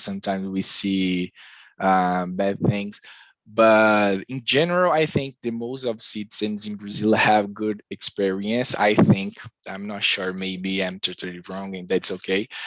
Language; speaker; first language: English; non-native, learner; Portuguese